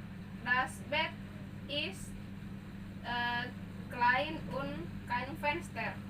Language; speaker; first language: German; non-native, learner; Indonesian